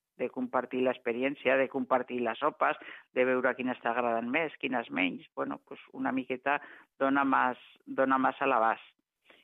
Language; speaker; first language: Catalan; non-native, local second language; Spanish